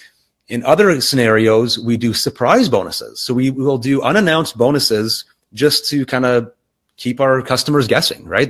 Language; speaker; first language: English; native; English